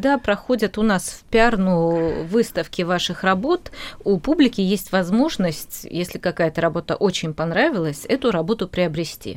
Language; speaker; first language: Russian; native; Russian